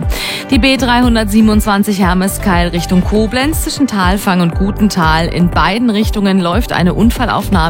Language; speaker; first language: German; native; German